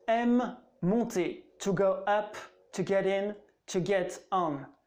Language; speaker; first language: English; non-native, fluent; French